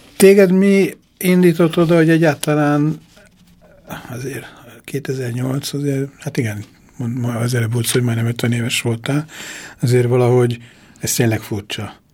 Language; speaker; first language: Hungarian; native; Hungarian